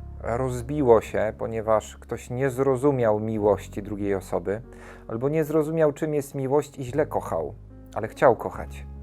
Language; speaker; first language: Polish; native; Polish